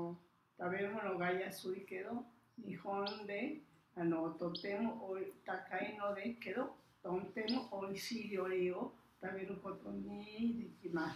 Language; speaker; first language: Japanese; non-native, learner; Spanish